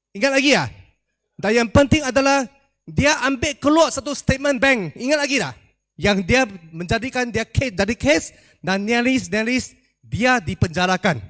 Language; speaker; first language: Malay; non-native, local second language; Chinese